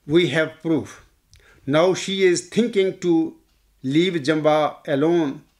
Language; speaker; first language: English; non-native, local second language; Urdu